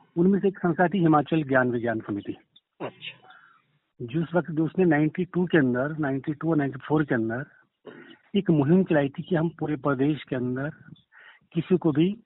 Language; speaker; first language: Hindi; native; Hindi